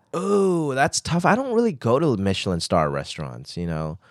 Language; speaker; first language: English; non-native, local second language; Cantonese